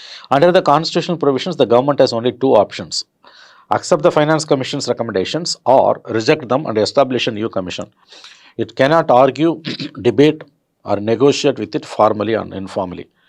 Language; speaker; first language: English; non-native, local second language; Tamil